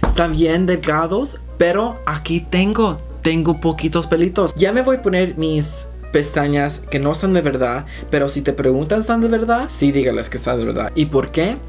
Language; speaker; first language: Spanish; early bilingual, heritage; Spanish